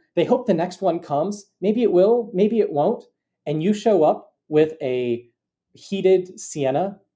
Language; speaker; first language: English; native; English